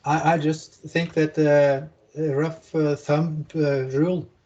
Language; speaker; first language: English; non-native, fluent; Norwegian